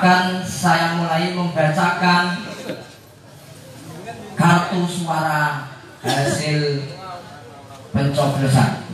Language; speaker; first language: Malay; non-native, local second language; Javanese